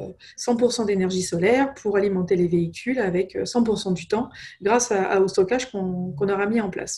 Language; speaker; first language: French; native; French